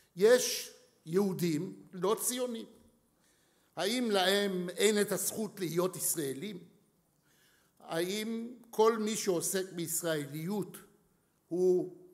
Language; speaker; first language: Hebrew; native; Hebrew